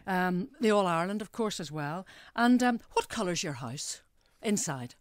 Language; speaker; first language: English; native; English